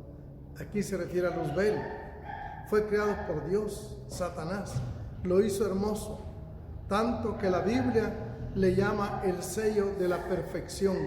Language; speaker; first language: Spanish; native; Spanish